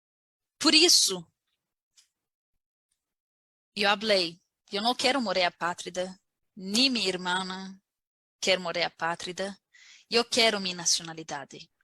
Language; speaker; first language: Portuguese; non-native, learner; Arabic